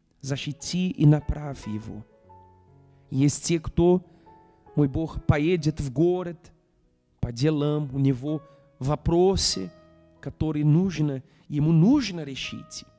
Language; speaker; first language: Russian; non-native, fluent; Portuguese